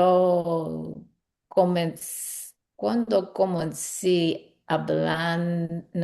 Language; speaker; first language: Spanish; non-native, learner; English